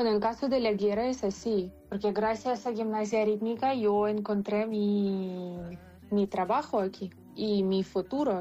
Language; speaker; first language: Spanish; non-native, fluent; Ukrainian